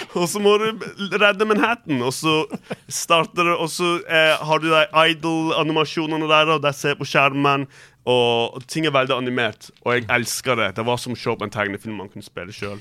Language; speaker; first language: Norwegian; early bilingual, other home language; Turkish